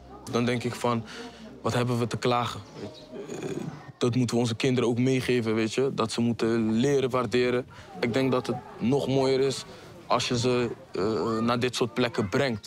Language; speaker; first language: Dutch; early bilingual, other home language; Kabuverdianu